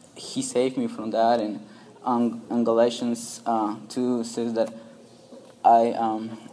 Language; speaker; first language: English; non-native, fluent; Spanish